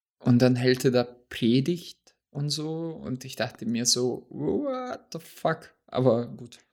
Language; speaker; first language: German; non-native, fluent; Russian